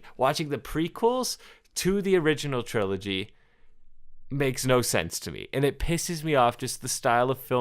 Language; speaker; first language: English; native; English